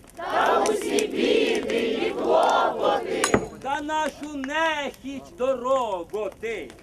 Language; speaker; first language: Ukrainian; native; Ukrainian